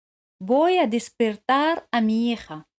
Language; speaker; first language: Spanish; non-native, fluent; French